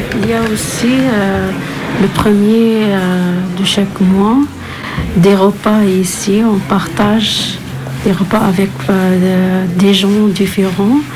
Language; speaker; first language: French; non-native, learner; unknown